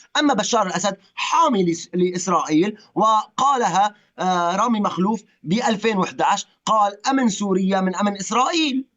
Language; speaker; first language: Arabic; native; Arabic